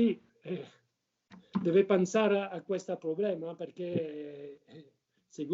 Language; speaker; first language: Italian; non-native, learner; French